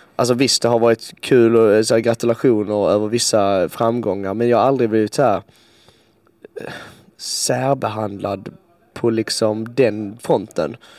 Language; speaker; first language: Swedish; native; Swedish